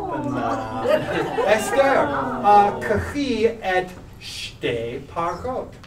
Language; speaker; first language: Hebrew; non-native, fluent; English